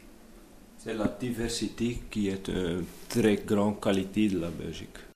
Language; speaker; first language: French; non-native, local second language; Dutch